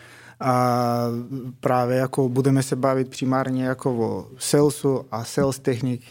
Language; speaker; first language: Czech; non-native, fluent; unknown